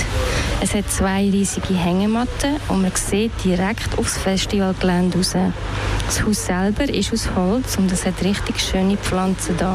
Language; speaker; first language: German; native; German